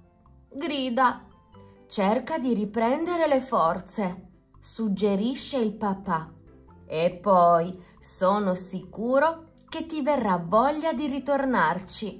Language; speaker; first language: Italian; native; Italian